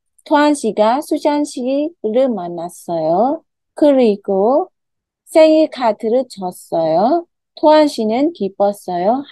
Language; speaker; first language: Korean; non-native, fluent; Khmer